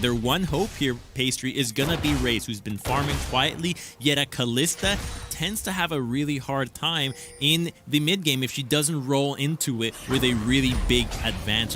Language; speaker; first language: English; native; English